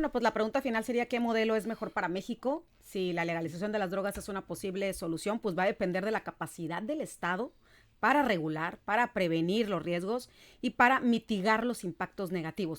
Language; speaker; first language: Spanish; native; Spanish